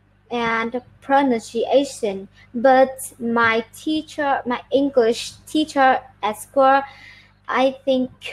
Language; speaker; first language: English; non-native, learner; Vietnamese